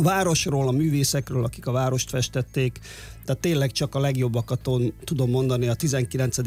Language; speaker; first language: Hungarian; native; Hungarian